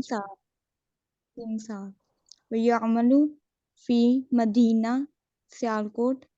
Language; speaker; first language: Arabic; non-native, learner; Urdu